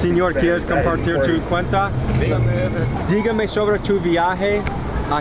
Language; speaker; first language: Spanish; non-native, learner; English